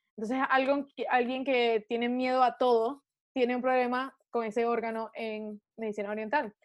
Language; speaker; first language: Spanish; early bilingual, heritage; Spanish